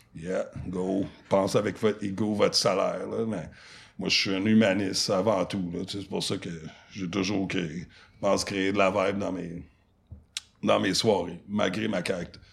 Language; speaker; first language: French; non-native, local second language; English